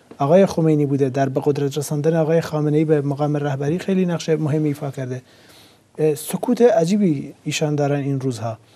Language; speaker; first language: Persian; non-native, local second language; Central Kurdish